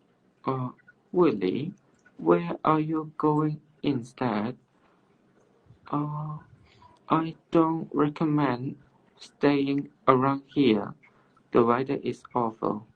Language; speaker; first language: English; non-native, learner; Cantonese